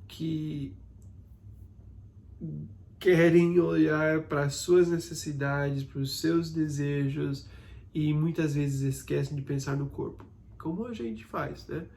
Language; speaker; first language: Portuguese; non-native, fluent; English